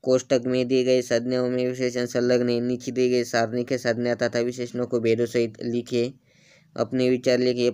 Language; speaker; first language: Hindi; non-native, local second language; Marathi